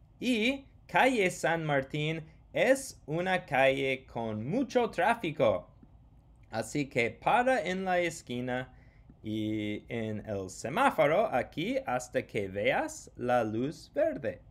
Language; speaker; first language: Spanish; non-native, fluent; English